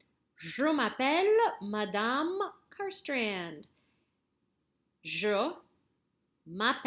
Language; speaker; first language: French; non-native, learner; English